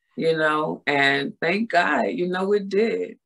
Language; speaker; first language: English; native; English